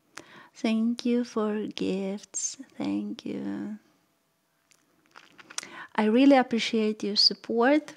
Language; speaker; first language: English; non-native, learner; Russian